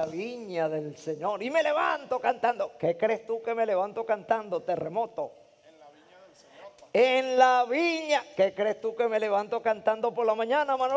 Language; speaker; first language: Spanish; native; Spanish